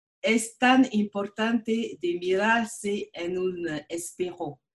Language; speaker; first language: Spanish; non-native, learner; French